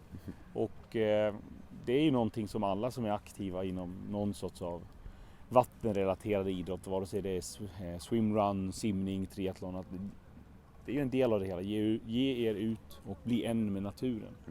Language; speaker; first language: Swedish; native; Swedish